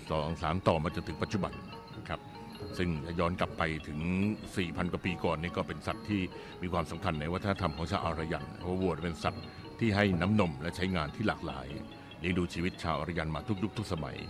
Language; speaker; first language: Thai; native; Thai